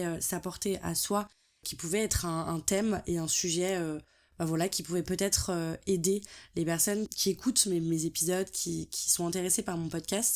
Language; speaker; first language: French; native; French